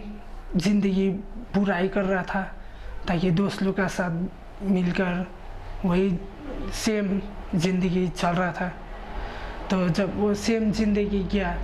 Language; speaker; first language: Hindi; non-native, local second language; Khasi